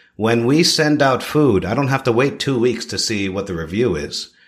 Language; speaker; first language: English; native; English